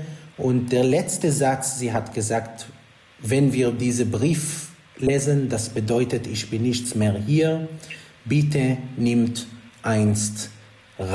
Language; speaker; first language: German; non-native, fluent; Hebrew